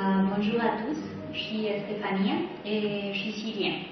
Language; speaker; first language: French; non-native, fluent; Spanish